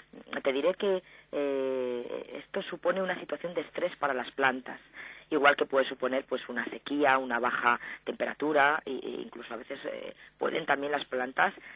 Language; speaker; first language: Spanish; native; Spanish